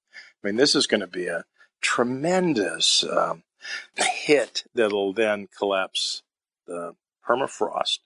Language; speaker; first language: English; native; English